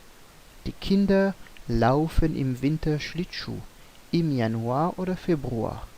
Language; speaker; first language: German; non-native, fluent; French